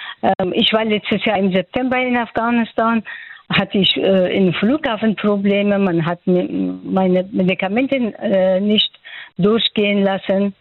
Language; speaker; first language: German; non-native, fluent; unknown